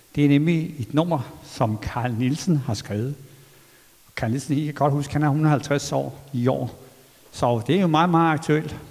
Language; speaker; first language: Danish; native; Danish